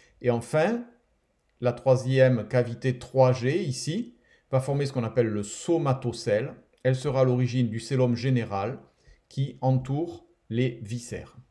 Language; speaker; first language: French; native; French